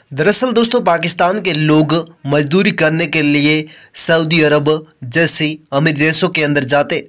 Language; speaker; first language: Hindi; native; Hindi